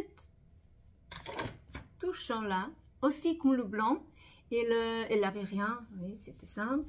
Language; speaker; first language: French; non-native, fluent; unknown